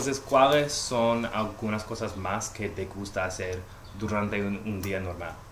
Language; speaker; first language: Spanish; non-native, learner; English